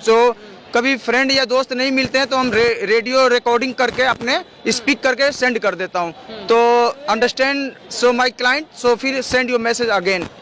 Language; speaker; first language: Hindi; native; Hindi